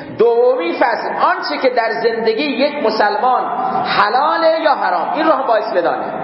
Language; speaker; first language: Persian; non-native, local second language; Baluchi